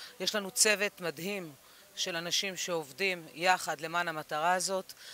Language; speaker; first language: Hebrew; early bilingual, other home language; English